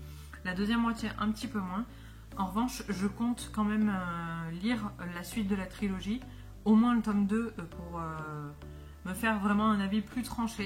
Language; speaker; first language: French; native; French